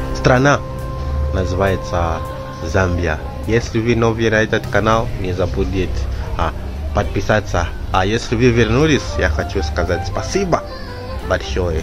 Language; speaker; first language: Russian; non-native, learner; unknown